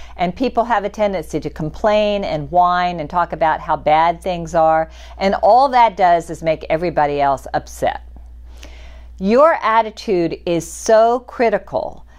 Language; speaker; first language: English; native; English